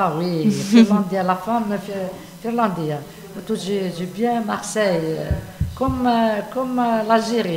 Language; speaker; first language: French; non-native, learner; Arabic